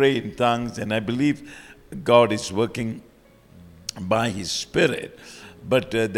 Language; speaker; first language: English; non-native, local second language; Tamil